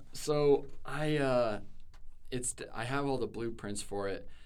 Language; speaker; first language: English; native; English